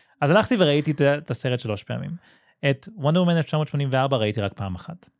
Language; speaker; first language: Hebrew; native; Hebrew